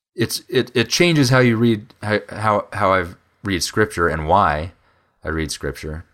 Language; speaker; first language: English; native; English